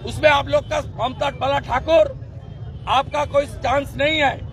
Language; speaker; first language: Hindi; non-native, local second language; Bangla